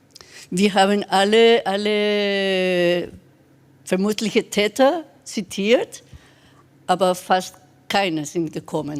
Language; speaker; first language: German; non-native, fluent; Spanish